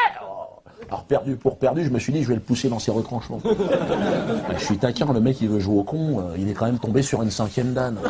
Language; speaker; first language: French; native; French